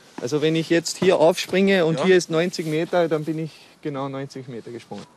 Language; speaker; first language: German; native; German